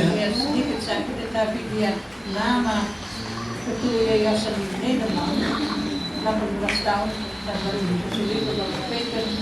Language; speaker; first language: Indonesian; non-native, fluent; Dutch